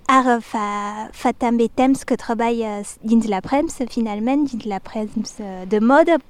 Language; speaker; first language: Catalan; non-native, local second language; French